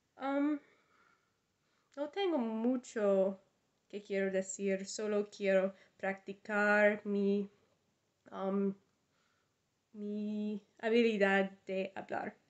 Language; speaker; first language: Spanish; non-native, learner; English